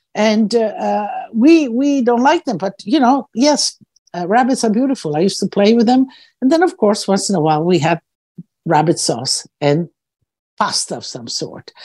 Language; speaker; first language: English; early bilingual, other home language; Croatian